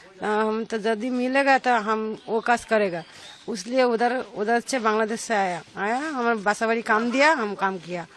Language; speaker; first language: Hindi; non-native, learner; Bangla